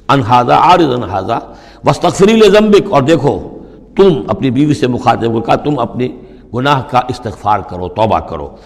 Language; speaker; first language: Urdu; non-native, local second language; Punjabi